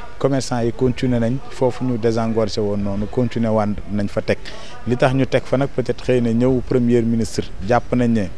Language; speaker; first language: Wolof; native; Wolof